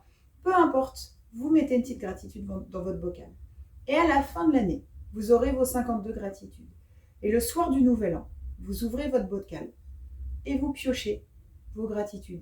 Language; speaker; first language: French; native; French